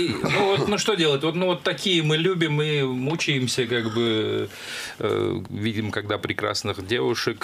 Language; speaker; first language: Russian; non-native, local second language; Azerbaijani